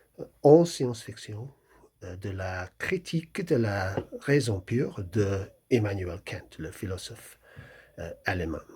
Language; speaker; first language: French; non-native, fluent; English